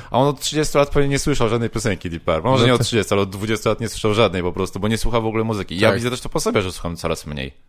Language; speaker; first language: Polish; native; Polish